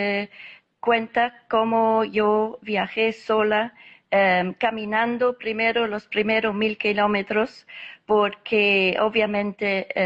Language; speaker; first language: Spanish; non-native, fluent; English